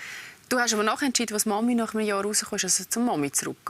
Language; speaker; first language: German; native; German